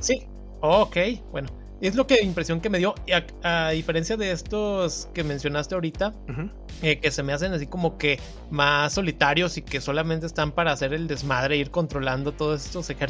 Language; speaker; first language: Spanish; native; Spanish